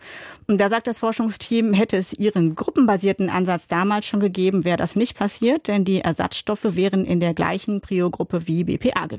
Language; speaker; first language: German; native; German